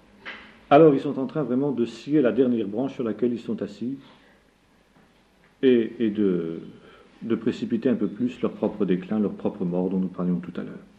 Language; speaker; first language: French; native; French